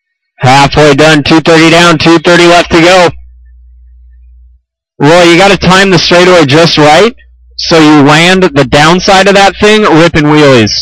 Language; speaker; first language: English; native; English